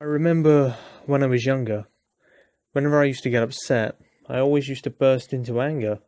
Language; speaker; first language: English; native; English